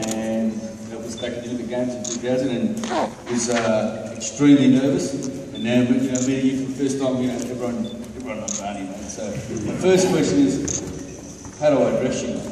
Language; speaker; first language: English; native; English